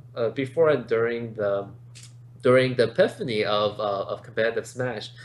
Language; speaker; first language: English; native; English